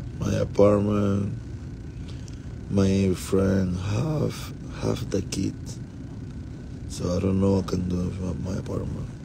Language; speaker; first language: English; non-native, learner; Spanish